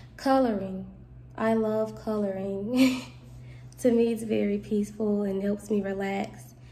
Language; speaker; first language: English; native; English